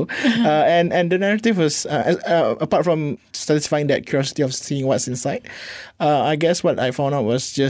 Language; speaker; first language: English; non-native, local second language; Malay